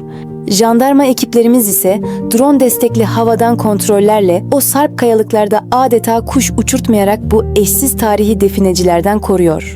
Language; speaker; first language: Turkish; native; Turkish